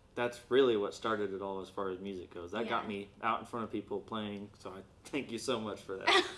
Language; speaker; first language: English; native; English